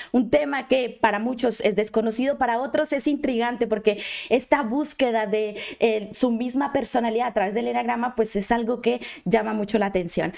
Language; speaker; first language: Spanish; native; Spanish